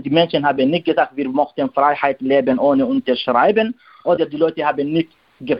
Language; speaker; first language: German; non-native, learner; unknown